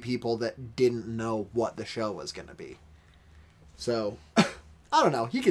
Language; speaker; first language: English; native; English